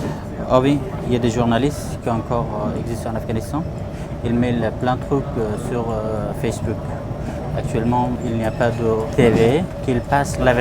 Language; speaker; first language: French; non-native, fluent; Persian